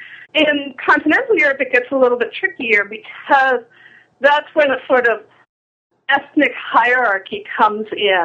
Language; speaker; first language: English; native; English